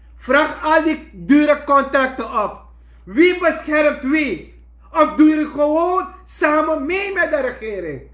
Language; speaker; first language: Dutch; native; Dutch